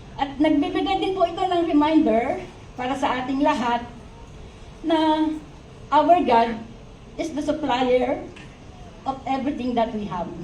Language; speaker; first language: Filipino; native; Filipino